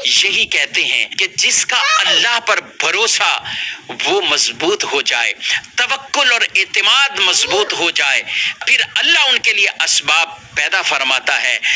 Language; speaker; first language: Urdu; native; Urdu